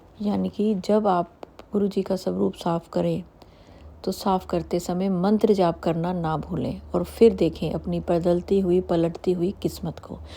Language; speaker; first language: Hindi; native; Hindi